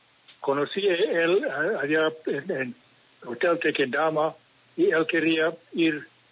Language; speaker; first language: Spanish; non-native, fluent; English